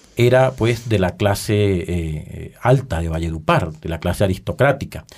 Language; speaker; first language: Spanish; native; Spanish